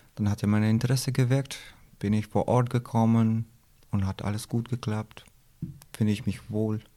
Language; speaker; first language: German; non-native, learner; Albanian